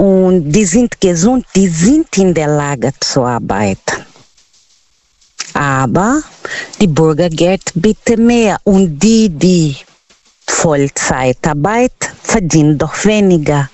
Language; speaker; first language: German; non-native, fluent; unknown